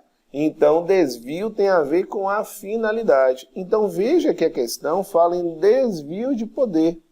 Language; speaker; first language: Portuguese; native; Portuguese